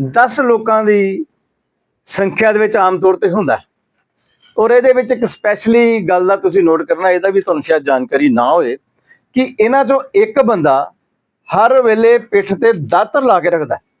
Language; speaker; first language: Hindi; non-native, local second language; Punjabi